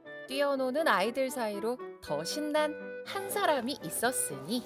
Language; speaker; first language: Korean; native; Korean